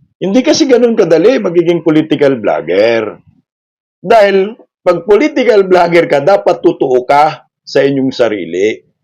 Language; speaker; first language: Filipino; non-native, local second language; Cebuano